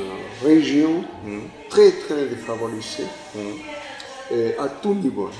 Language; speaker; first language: French; non-native, fluent; Spanish